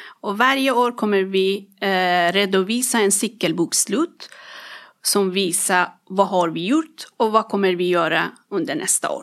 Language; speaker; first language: Swedish; non-native, fluent; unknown